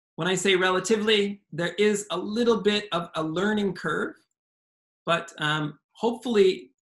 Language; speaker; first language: English; native; English